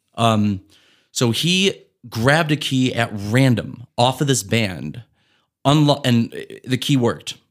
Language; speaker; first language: English; native; English